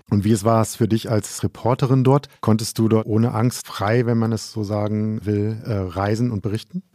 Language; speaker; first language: German; native; German